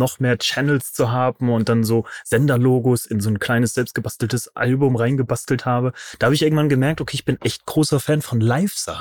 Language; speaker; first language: German; native; German